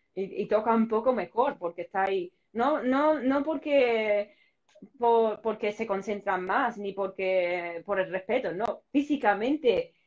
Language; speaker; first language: Spanish; non-native, fluent; English